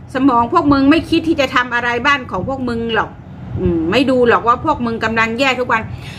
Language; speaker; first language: Thai; native; Thai